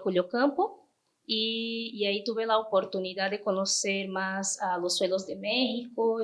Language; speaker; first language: Spanish; non-native, fluent; Portuguese